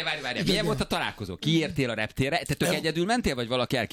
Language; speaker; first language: Hungarian; native; Hungarian